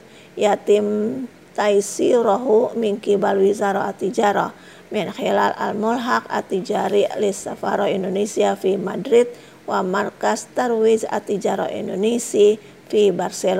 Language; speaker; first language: Arabic; non-native, fluent; Indonesian